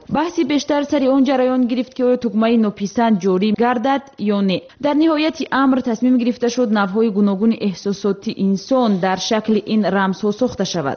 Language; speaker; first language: Tajik; native; Tajik